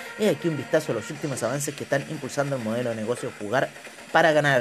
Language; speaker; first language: Spanish; native; Spanish